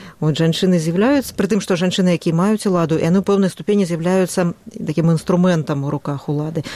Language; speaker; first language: Belarusian; native; Belarusian